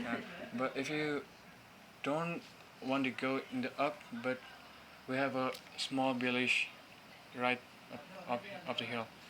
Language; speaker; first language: English; non-native, fluent; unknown